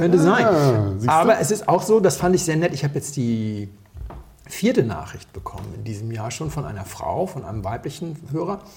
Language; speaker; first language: German; native; German